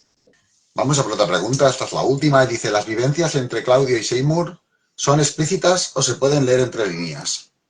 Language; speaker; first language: Spanish; native; Spanish